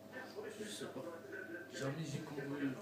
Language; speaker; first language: French; non-native, learner; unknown